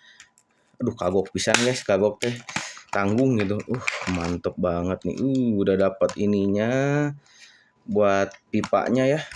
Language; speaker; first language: Indonesian; native; Indonesian